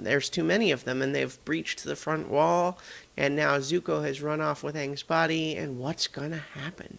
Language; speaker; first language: English; native; English